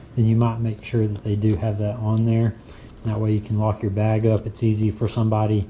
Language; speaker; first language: English; native; English